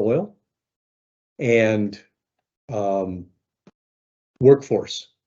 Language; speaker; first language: English; native; English